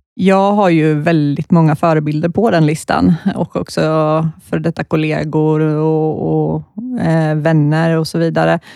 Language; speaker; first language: Swedish; native; Swedish